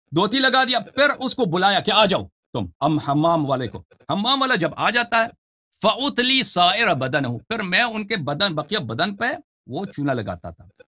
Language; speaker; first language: Urdu; non-native, fluent; Persian